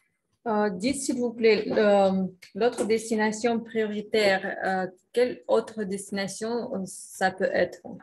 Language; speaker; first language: French; non-native, fluent; Russian